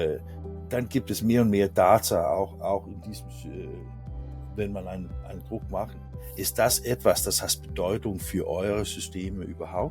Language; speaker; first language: German; non-native, learner; Danish